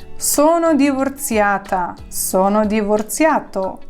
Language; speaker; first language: Italian; non-native, fluent; Ukrainian